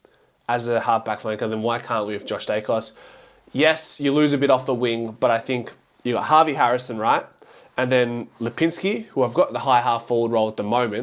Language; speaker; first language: English; native; English